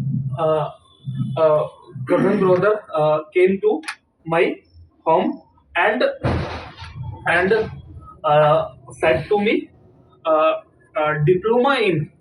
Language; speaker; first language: English; non-native, learner; Hindi